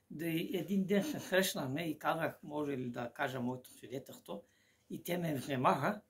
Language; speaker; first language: Bulgarian; non-native, local second language; Turkish